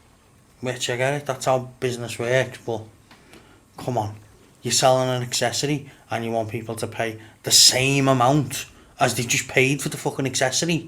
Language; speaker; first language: English; native; English